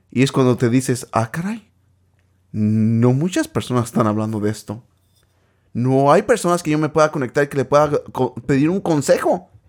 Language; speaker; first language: Spanish; native; Spanish